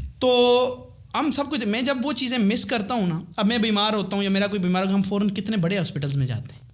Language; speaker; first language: Urdu; non-native, local second language; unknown